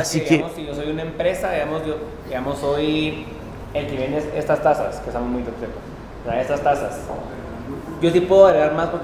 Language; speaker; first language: Spanish; native; Spanish